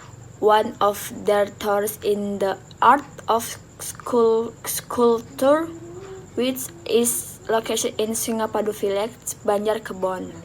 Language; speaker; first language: English; non-native, learner; Indonesian